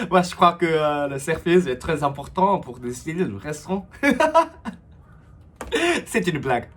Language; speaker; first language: French; non-native, learner; Japanese